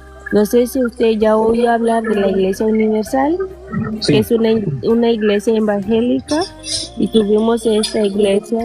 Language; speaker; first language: Spanish; non-native, fluent; Portuguese